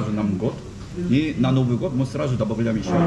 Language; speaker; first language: Russian; non-native, fluent; Korean